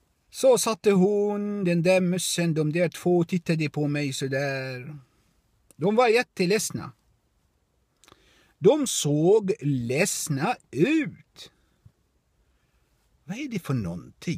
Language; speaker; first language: Swedish; non-native, fluent; Arabic